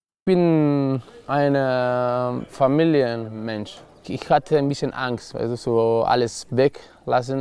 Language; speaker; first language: German; non-native, learner; Spanish